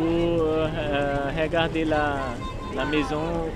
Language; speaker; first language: French; non-native, learner; Portuguese